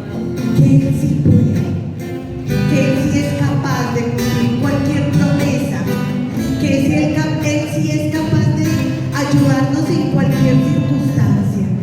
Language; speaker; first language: Spanish; native; Spanish